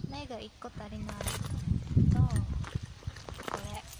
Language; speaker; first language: Japanese; non-native, fluent; German